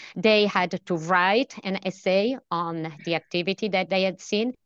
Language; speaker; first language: English; non-native, fluent; Italian